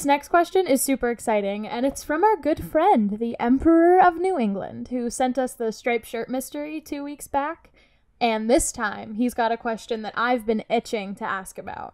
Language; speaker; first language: English; native; English